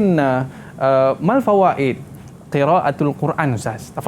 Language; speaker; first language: Arabic; non-native, fluent; Malay